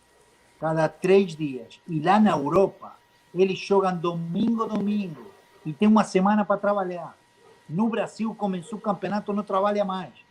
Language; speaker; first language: Portuguese; non-native, fluent; Spanish